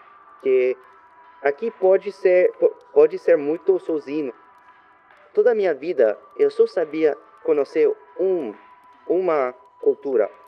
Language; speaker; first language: Portuguese; non-native, learner; French